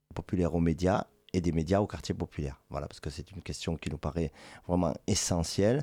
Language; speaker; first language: French; native; French